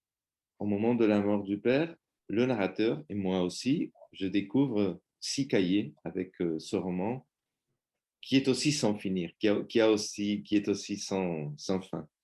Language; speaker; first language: French; non-native, fluent; Spanish